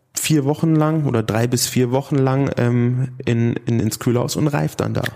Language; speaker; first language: German; native; German